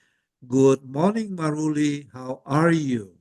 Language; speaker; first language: English; non-native, fluent; Indonesian